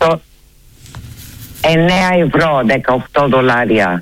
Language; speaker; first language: Greek; early bilingual, heritage; Greek